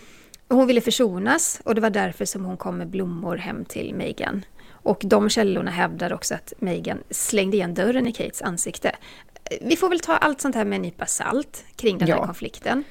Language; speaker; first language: Swedish; native; Swedish